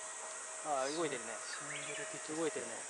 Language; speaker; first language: Japanese; native; Japanese